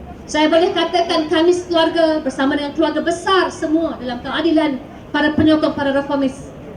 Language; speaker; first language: Malay; native; Malay